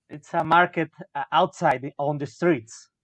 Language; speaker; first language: English; non-native, learner; Spanish